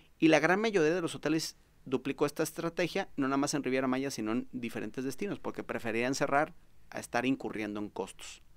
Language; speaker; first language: Spanish; native; Spanish